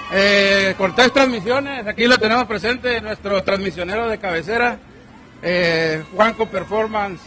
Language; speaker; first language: Spanish; native; Spanish